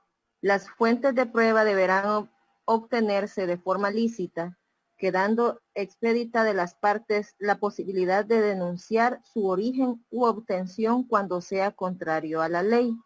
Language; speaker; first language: Spanish; native; Spanish